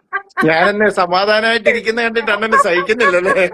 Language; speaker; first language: Malayalam; native; Malayalam